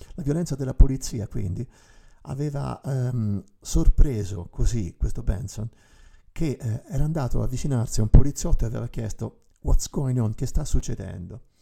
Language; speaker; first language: Italian; native; Italian